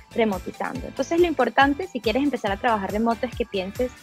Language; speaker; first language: Spanish; early bilingual, other home language; Portuguese